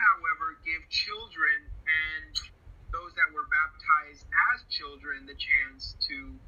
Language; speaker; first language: English; non-native, fluent; Spanish